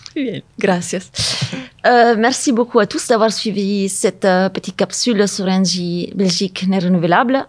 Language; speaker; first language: French; non-native, fluent; Italian